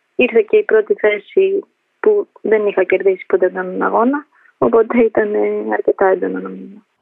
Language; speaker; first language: Greek; early bilingual, other home language; Albanian